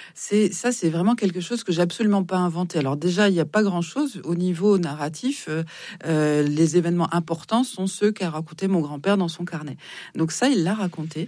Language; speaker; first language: French; native; French